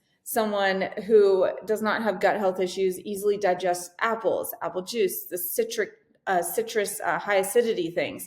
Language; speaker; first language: English; native; English